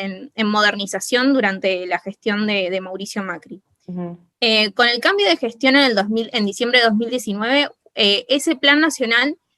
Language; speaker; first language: Spanish; native; Spanish